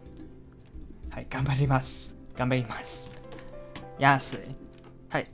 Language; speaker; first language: Japanese; non-native, learner; English